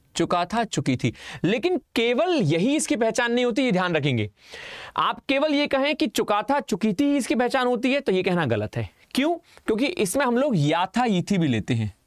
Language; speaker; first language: Hindi; native; Hindi